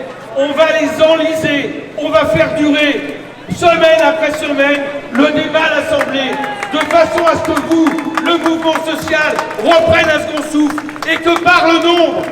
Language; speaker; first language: French; native; French